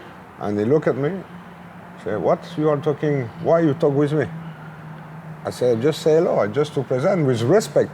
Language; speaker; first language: English; non-native, learner; French